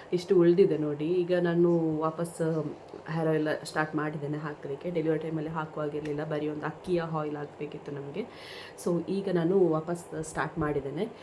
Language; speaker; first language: Kannada; non-native, local second language; Tulu